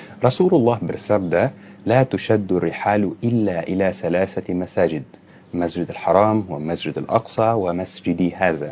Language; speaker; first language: Indonesian; non-native, fluent; Arabic